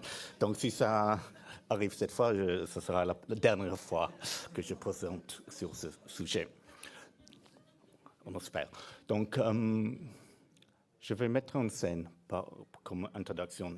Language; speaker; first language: French; non-native, fluent; English